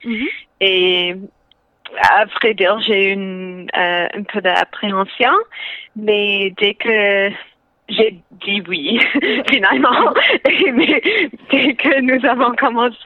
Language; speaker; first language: French; non-native, local second language; English